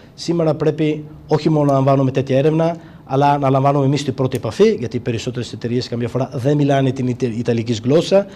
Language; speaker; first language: Greek; non-native, fluent; Italian